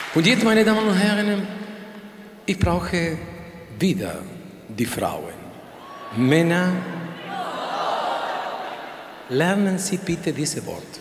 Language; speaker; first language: German; non-native, learner; Spanish